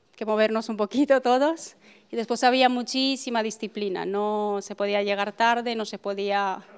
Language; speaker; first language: Spanish; non-native, fluent; Romanian